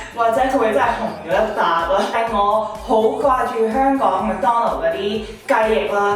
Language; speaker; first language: Cantonese; early bilingual, heritage; Cantonese